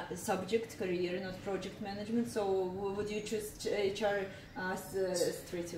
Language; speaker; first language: English; non-native, fluent; Russian